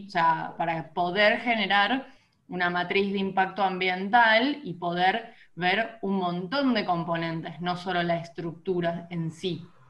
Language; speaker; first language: Spanish; native; Spanish